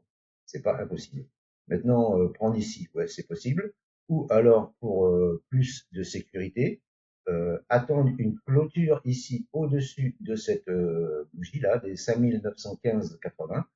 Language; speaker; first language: French; native; French